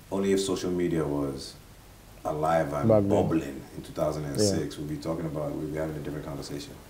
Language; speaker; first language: English; non-native, local second language; Igbo